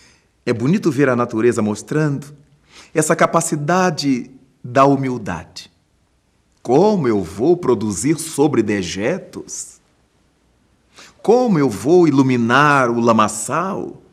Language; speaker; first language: Portuguese; native; Portuguese